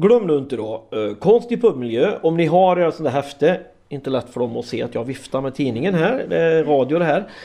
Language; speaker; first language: Swedish; native; Swedish